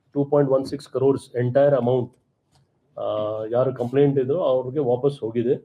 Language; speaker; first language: Kannada; non-native, fluent; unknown